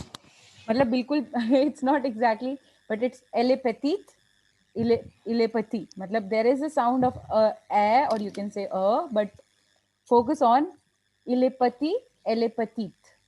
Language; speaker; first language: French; non-native, fluent; Hindi